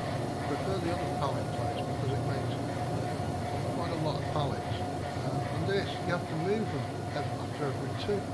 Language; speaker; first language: English; native; English